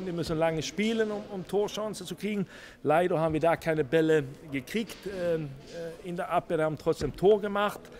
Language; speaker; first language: German; non-native, fluent; Swedish